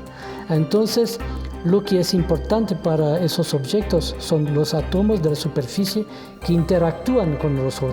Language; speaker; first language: Spanish; non-native, fluent; French